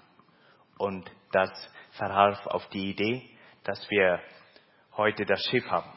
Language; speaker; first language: German; early bilingual, heritage; Plautdietsch